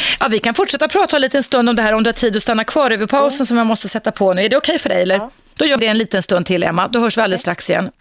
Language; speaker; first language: Swedish; native; Swedish